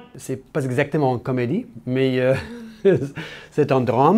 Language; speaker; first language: French; non-native, learner; English